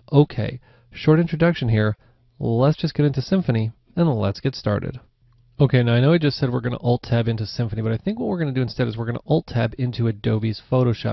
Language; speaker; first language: English; native; English